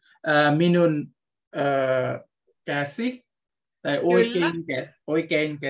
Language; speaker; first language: Finnish; non-native, learner; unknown